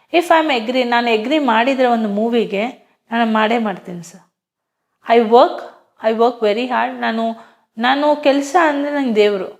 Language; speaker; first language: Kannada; non-native, local second language; Hindi